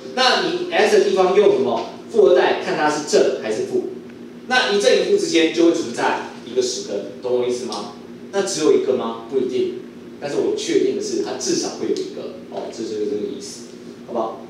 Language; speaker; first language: Chinese; native; Chinese